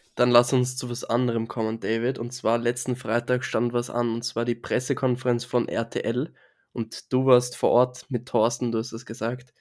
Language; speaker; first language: German; native; German